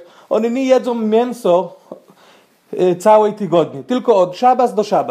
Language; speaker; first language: Polish; non-native, fluent; Hebrew